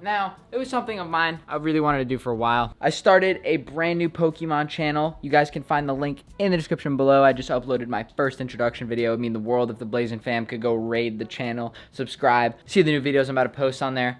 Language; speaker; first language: English; native; English